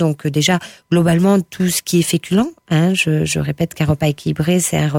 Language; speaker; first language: French; native; French